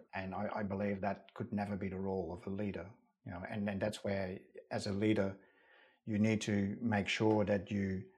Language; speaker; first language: English; non-native, fluent; Dutch